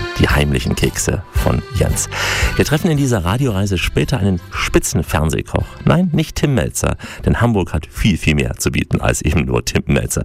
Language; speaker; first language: German; native; German